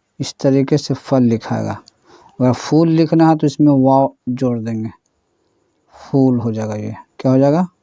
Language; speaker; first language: Hindi; native; Hindi